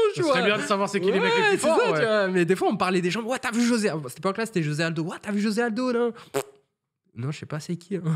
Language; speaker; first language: French; native; French